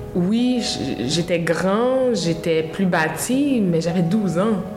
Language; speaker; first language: French; native; French